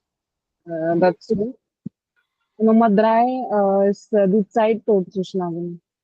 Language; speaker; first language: German; non-native, learner; Hindi